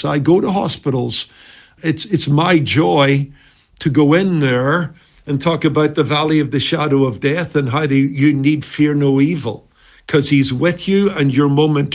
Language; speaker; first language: English; native; English